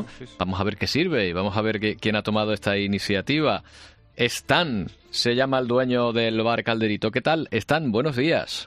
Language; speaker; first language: Spanish; native; Spanish